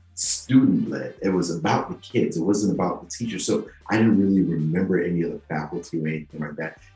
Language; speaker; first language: English; non-native, local second language; Yoruba